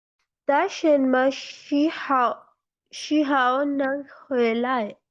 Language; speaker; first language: Chinese; non-native, learner; Urdu